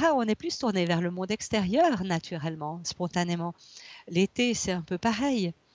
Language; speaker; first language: French; native; French